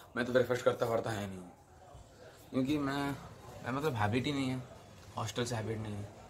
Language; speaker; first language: Hindi; non-native, local second language; Odia